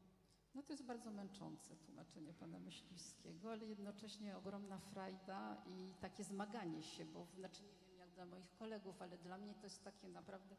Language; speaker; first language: Polish; non-native, fluent; French